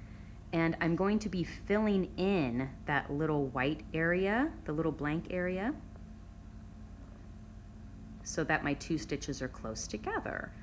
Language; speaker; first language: English; native; English